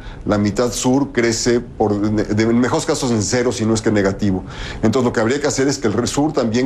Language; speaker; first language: Spanish; native; Spanish